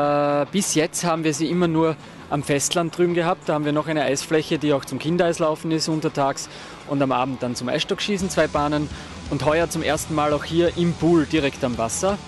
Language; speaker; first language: German; native; German